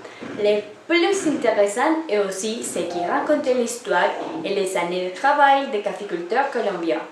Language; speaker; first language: French; non-native, learner; Spanish